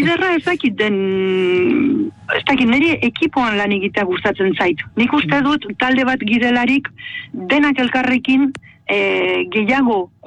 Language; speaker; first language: Basque; native; Basque